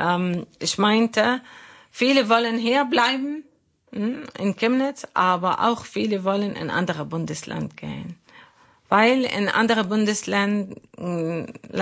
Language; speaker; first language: German; non-native, learner; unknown